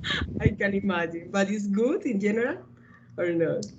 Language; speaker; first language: English; non-native, learner; Spanish